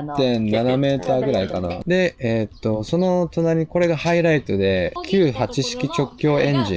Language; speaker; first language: Japanese; native; Japanese